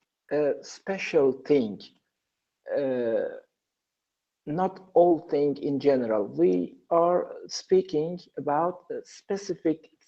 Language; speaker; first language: English; non-native, learner; Persian